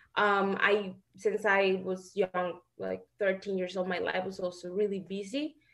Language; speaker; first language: English; non-native, fluent; Spanish